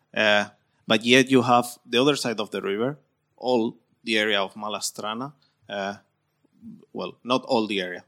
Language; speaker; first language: English; non-native, fluent; Spanish